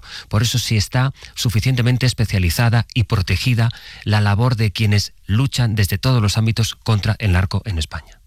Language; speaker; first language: Spanish; native; Spanish